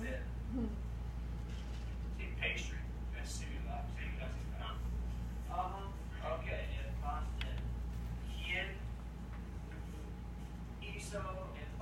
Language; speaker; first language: Spanish; non-native, fluent; English